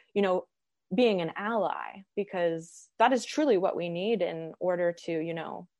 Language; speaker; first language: English; native; English